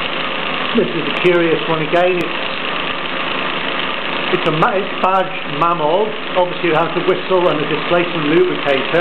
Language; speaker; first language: English; native; English